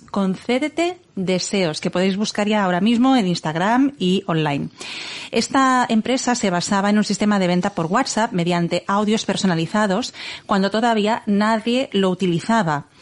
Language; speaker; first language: Spanish; native; Spanish